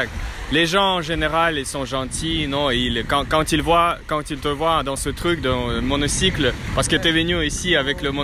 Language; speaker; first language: French; non-native, fluent; Russian